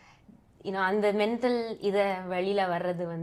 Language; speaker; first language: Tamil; early bilingual, heritage; Tamil